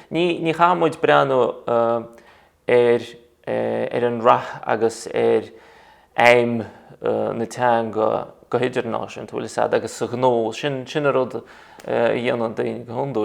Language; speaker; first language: Irish; non-native, fluent; Russian